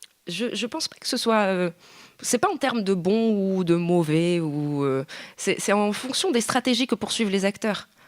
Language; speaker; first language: French; native; French